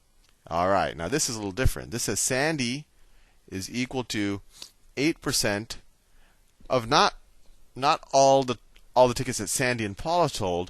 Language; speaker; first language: English; native; English